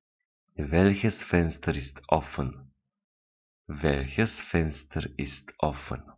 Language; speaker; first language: German; non-native, fluent; Romanian